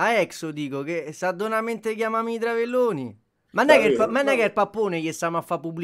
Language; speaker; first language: Italian; native; Italian